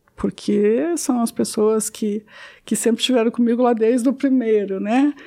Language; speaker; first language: Portuguese; native; Portuguese